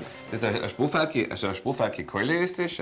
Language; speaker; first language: German; native; German